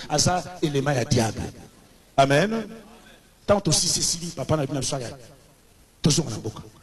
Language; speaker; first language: Lingala; native; Lingala